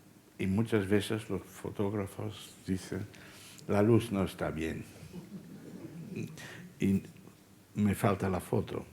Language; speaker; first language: Spanish; non-native, fluent; Dutch